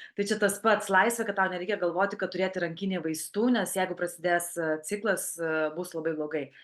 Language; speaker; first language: Lithuanian; native; Lithuanian